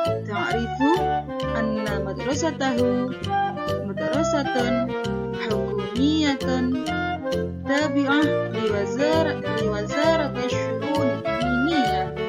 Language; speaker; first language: Arabic; non-native, fluent; Indonesian